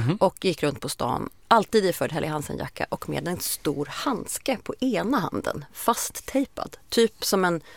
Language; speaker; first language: Swedish; native; Swedish